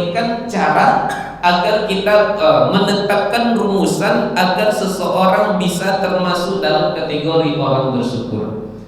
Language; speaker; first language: Malay; native; Malay